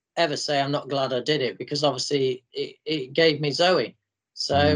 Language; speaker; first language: English; native; English